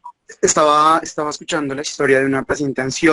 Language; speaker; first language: Spanish; native; Spanish